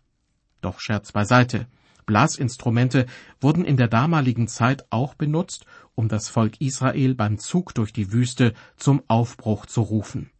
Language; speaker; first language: German; native; German